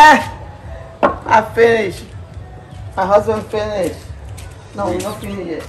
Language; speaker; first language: English; non-native, learner; Spanish